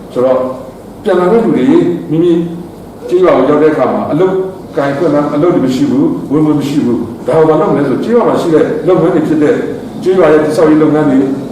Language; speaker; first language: Burmese; non-native, local second language; Shan